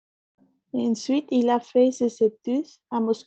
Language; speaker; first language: French; non-native, learner; Spanish